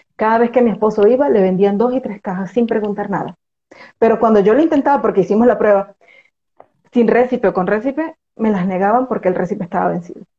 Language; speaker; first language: Spanish; native; Spanish